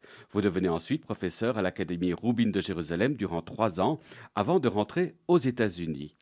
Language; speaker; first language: French; native; French